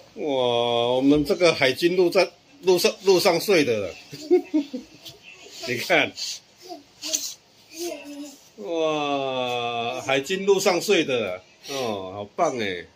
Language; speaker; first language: Chinese; non-native, local second language; Min Nan Chinese